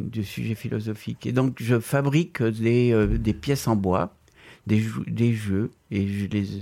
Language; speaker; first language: French; non-native, fluent; Spanish